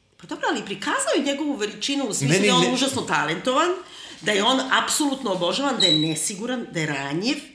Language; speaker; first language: Serbian; native; Serbian